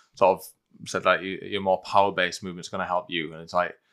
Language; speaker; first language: English; native; English